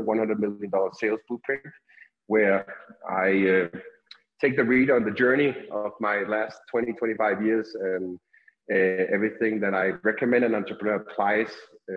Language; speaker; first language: English; non-native, fluent; Danish